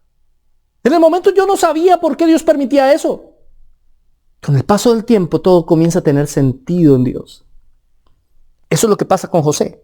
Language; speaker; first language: Spanish; native; Spanish